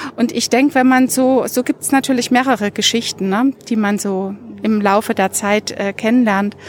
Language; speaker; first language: German; native; German